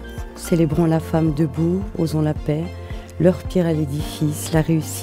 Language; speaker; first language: French; native; French